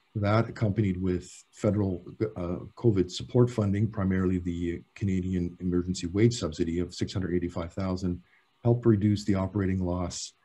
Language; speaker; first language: English; native; English